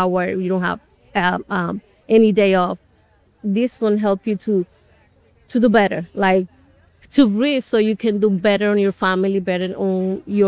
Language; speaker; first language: English; non-native, fluent; Spanish